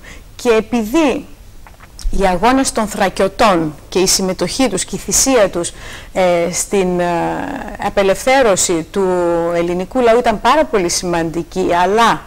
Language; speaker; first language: Greek; native; Greek